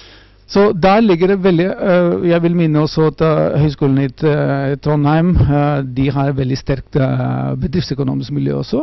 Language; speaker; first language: Norwegian; non-native, fluent; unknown